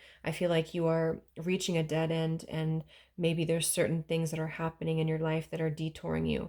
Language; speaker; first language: English; native; English